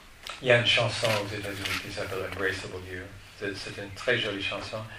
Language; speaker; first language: French; non-native, fluent; English